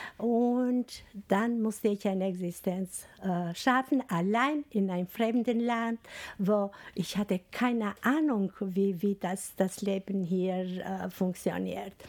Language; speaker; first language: German; non-native, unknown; Albanian